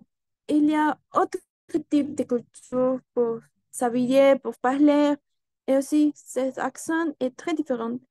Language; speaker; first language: French; non-native, learner; Spanish